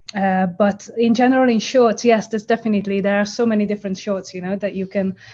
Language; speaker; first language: English; non-native, fluent; Hungarian